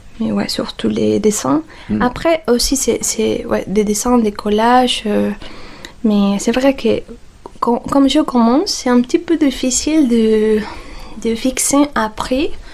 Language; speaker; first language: French; non-native, fluent; Spanish